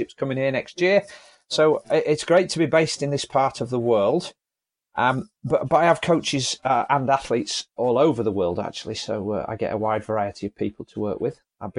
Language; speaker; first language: English; native; English